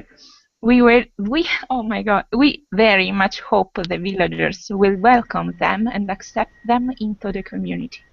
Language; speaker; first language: English; non-native, fluent; Italian